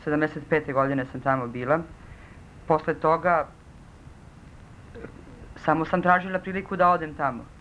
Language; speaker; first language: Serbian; early bilingual, other home language; Russian